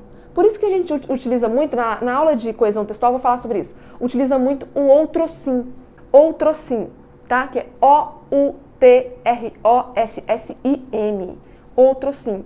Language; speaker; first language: Portuguese; native; Portuguese